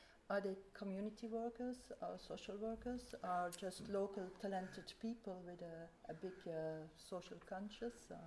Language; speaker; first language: English; non-native, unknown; French